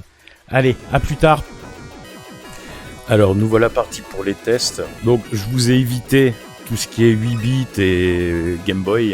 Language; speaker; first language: French; native; French